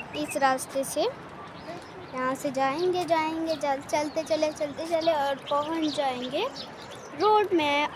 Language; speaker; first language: Hindi; native; Hindi